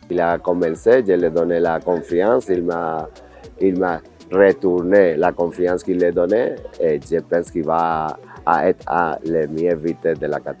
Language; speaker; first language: French; non-native, learner; Spanish